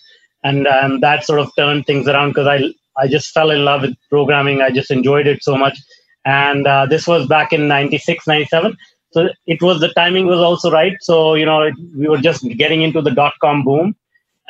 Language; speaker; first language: English; non-native, local second language; Hindi